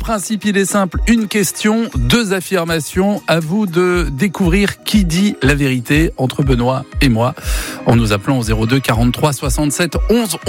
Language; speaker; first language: French; native; French